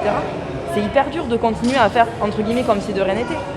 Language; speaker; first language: French; native; French